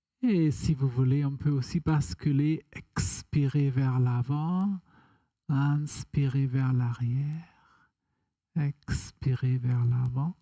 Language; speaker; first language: French; non-native, fluent; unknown